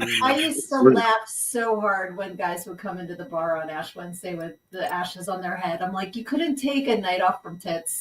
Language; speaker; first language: English; native; English